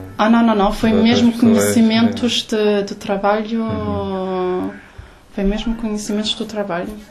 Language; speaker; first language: Portuguese; early bilingual, heritage; Portuguese